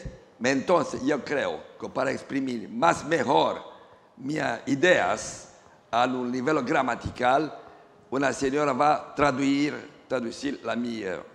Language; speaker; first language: Spanish; non-native, learner; Romanian